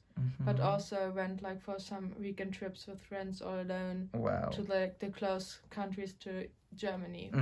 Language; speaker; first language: English; non-native, fluent; German